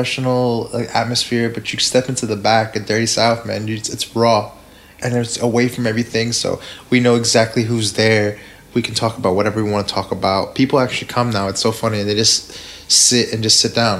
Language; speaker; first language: English; native; English